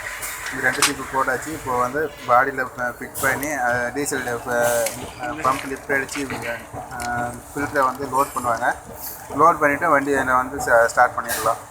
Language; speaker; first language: Tamil; native; Tamil